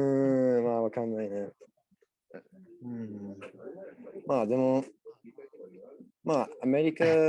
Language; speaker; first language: Japanese; non-native, learner; English